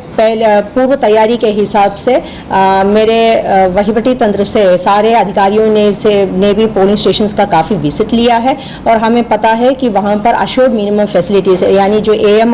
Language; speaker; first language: Hindi; non-native, local second language; Malayalam